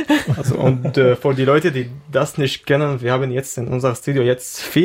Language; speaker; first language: German; non-native, learner; Arabic